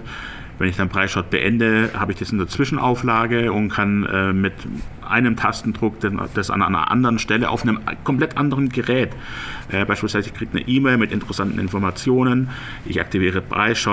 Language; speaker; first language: German; native; German